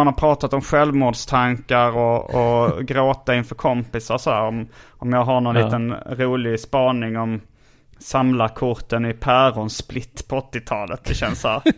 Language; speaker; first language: Swedish; native; Swedish